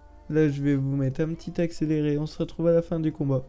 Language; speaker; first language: French; native; French